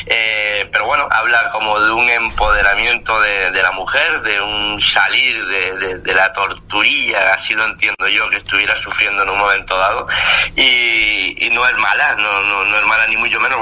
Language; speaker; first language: Spanish; native; Spanish